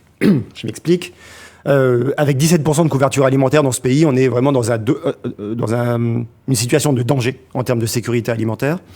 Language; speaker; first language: French; native; French